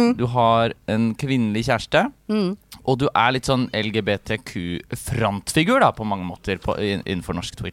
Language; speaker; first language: Norwegian; native; Norwegian